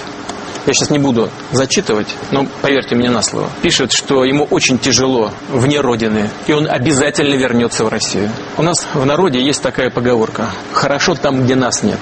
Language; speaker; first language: Russian; native; Russian